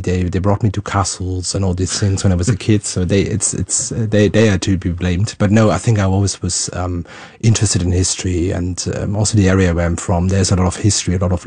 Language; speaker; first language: English; non-native, fluent; German